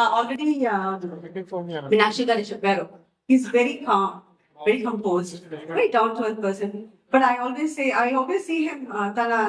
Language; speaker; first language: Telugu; non-native, fluent; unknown